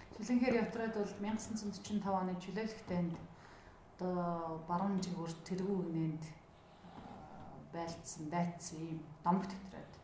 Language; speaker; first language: Mongolian; native; Mongolian